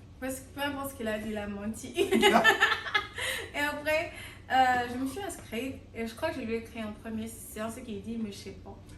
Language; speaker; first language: French; non-native, local second language; Lingala